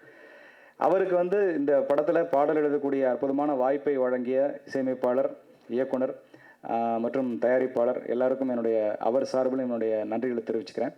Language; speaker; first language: Tamil; native; Tamil